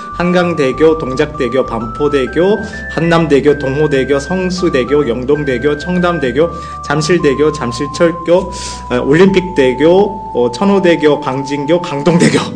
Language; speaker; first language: Korean; non-native, fluent; Japanese